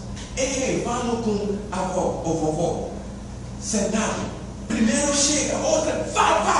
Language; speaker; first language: Portuguese; non-native, fluent; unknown